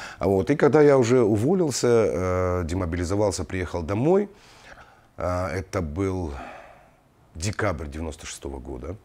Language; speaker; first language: Russian; non-native, local second language; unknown